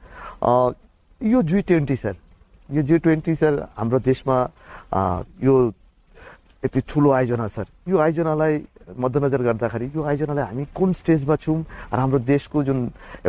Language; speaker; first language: Nepali; native; Nepali